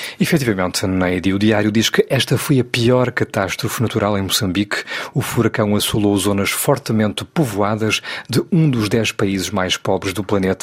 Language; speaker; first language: Portuguese; native; Portuguese